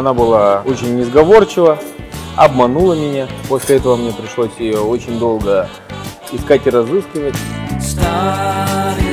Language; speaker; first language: Russian; native; Russian